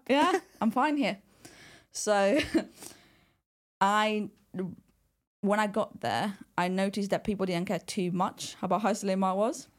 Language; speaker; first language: English; non-native, fluent; Italian